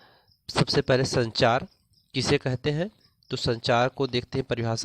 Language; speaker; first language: Hindi; native; Hindi